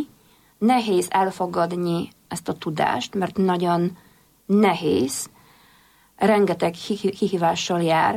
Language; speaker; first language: Hungarian; non-native, fluent; Polish